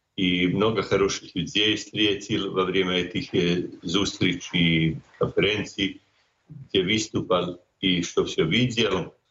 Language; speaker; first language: Russian; non-native, fluent; Croatian